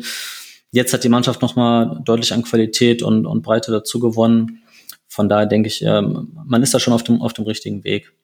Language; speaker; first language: German; native; German